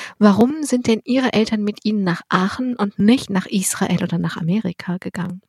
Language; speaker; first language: German; native; German